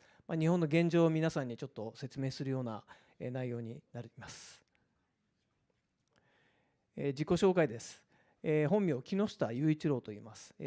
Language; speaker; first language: Japanese; native; Japanese